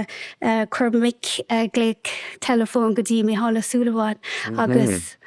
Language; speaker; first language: Irish; non-native, local second language; English